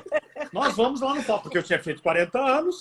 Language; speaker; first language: Portuguese; native; Portuguese